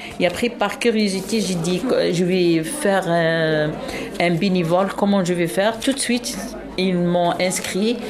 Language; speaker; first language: French; non-native, local second language; Arabic